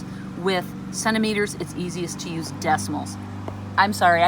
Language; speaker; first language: English; native; English